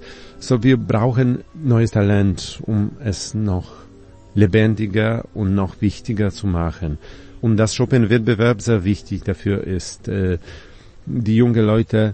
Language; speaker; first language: German; non-native, fluent; Polish